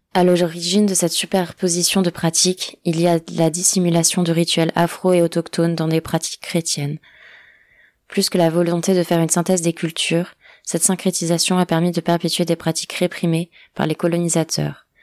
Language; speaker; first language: French; non-native, fluent; Portuguese